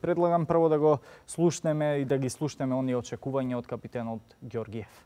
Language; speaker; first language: Macedonian; native; Macedonian